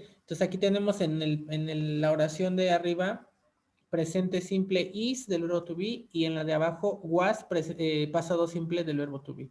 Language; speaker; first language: Spanish; native; Spanish